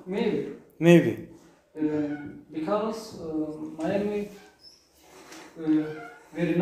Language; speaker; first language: English; non-native, learner; Turkish